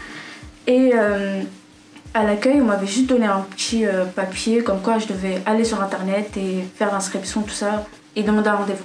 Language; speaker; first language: French; non-native, local second language; Arabic